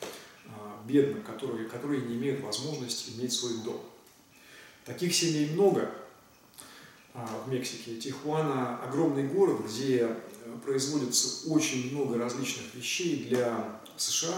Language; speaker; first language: Russian; native; Russian